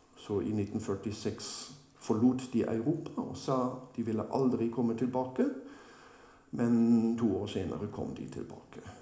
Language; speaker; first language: Norwegian; non-native, fluent; German